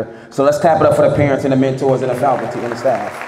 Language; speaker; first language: English; native; English